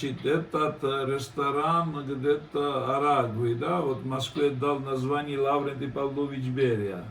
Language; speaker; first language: Russian; non-native, fluent; Georgian